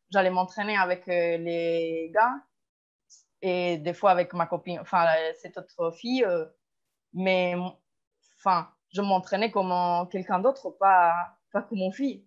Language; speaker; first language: French; non-native, fluent; Spanish